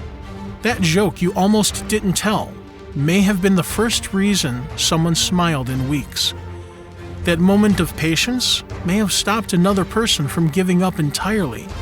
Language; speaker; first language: English; native; English